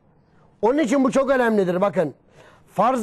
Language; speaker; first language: Turkish; native; Turkish